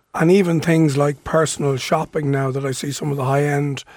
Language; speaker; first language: English; native; English